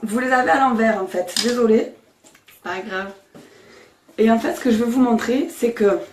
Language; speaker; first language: French; native; French